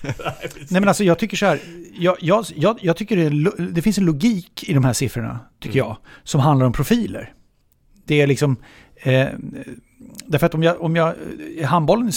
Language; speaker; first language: Swedish; native; Swedish